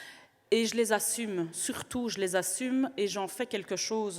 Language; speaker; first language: French; native; French